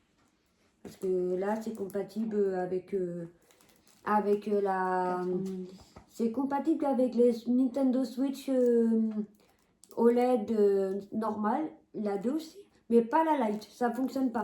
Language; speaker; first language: French; native; French